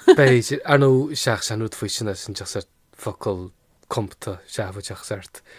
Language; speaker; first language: Irish; non-native, local second language; English